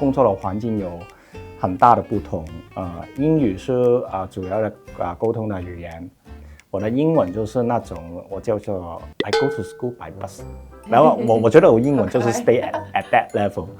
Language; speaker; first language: Chinese; non-native, local second language; Cantonese